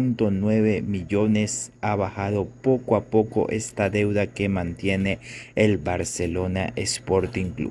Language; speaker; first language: Spanish; native; Spanish